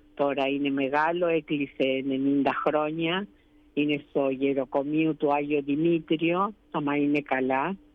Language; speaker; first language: Greek; early bilingual, heritage; Greek